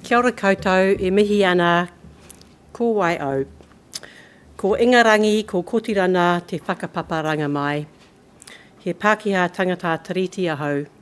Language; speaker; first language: Māori; non-native, learner; English